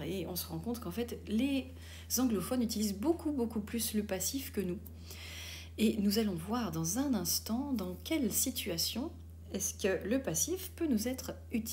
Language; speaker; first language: French; native; French